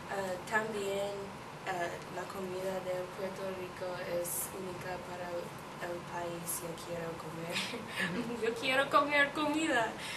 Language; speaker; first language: Spanish; non-native, learner; English